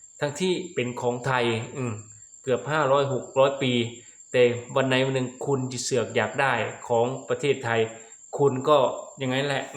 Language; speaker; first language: Thai; non-native, local second language; Lao